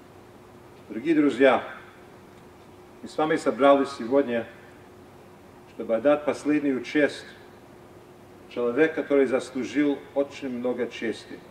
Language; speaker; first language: Russian; non-native, fluent; English